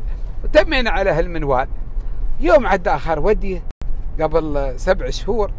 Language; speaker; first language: Arabic; native; Arabic